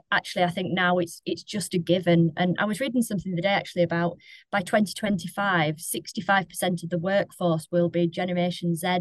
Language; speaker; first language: English; native; English